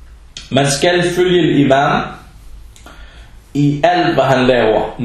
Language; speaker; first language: Danish; early bilingual, other home language; Arabic